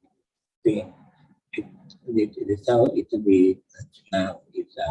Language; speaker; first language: English; non-native, learner; Thai